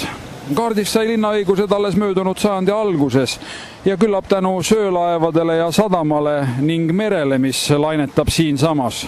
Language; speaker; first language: Estonian; native; Estonian